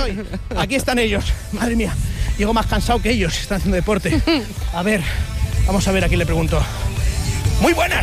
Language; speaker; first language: Spanish; native; Spanish